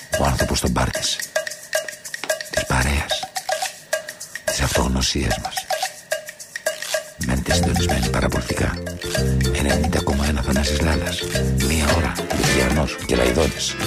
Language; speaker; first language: Greek; native; Greek